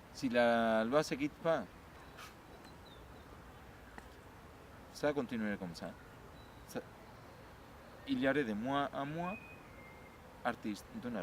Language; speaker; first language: French; non-native, learner; Spanish